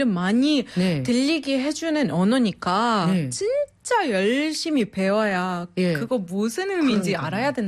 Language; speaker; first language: Korean; non-native, fluent; Arabic